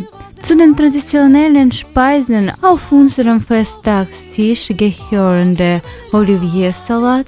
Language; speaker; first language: German; non-native, fluent; Ukrainian